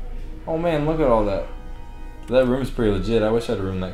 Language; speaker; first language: English; native; English